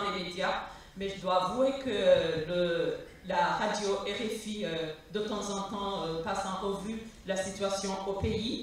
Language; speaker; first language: French; non-native, local second language; Rundi